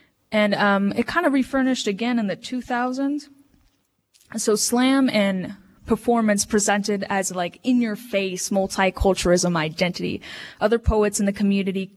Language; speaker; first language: English; early bilingual, other home language; Spanish